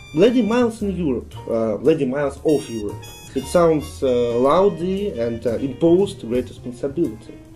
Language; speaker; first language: English; non-native, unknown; Russian